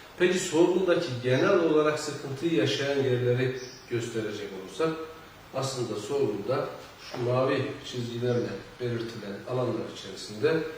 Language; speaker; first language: Turkish; native; Turkish